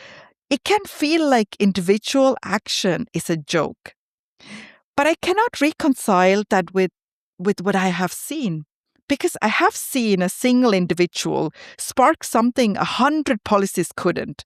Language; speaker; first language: English; non-native, fluent; Tamil